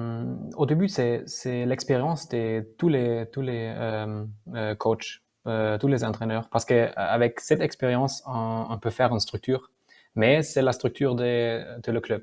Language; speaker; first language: French; non-native, learner; German